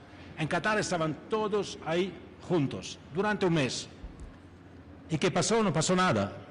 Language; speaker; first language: Spanish; non-native, fluent; Italian